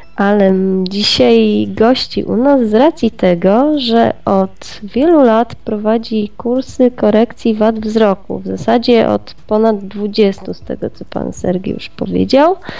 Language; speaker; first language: Polish; native; Polish